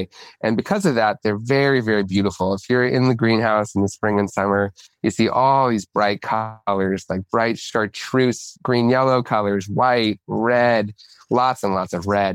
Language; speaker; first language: English; native; English